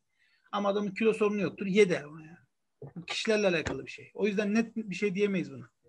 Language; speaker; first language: Turkish; native; Turkish